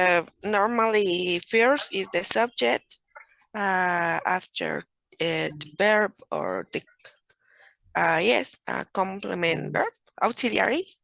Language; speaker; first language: English; non-native, learner; Spanish